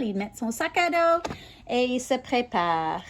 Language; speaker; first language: French; non-native, learner; English